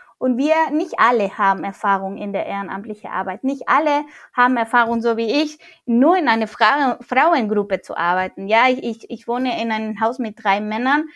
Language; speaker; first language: German; non-native, fluent; Spanish